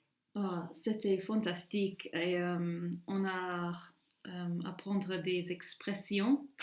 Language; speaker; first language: French; non-native, learner; English